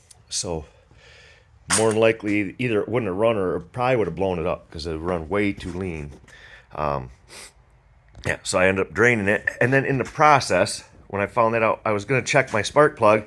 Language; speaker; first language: English; native; English